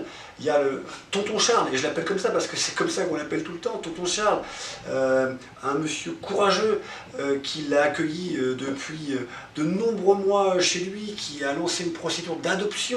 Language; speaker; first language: French; native; French